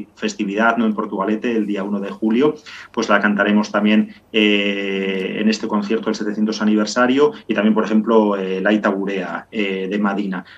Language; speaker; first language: Spanish; native; Spanish